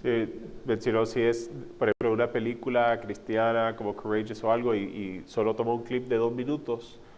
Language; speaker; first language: Spanish; non-native, fluent; English